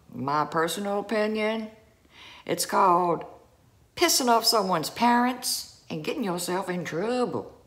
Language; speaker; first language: English; native; English